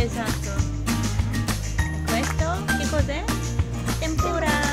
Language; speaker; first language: Italian; non-native, learner; Japanese